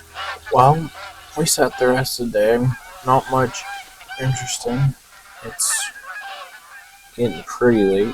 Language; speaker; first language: English; native; English